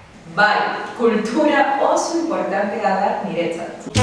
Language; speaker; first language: Basque; non-native, learner; Spanish